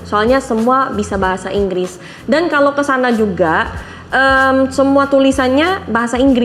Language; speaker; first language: Indonesian; non-native, learner; Filipino